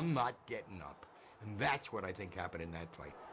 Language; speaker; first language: English; native; English